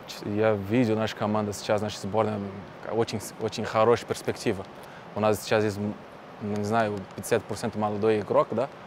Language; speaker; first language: Russian; non-native, learner; Portuguese